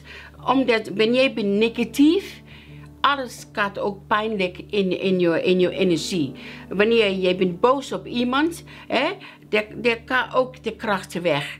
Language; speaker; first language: Dutch; non-native, learner; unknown